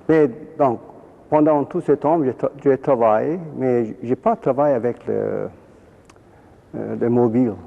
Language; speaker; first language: French; non-native, fluent; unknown